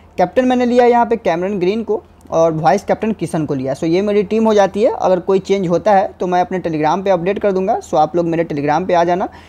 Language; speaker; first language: Hindi; native; Hindi